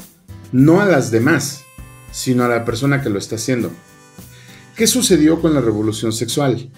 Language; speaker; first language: Spanish; native; Spanish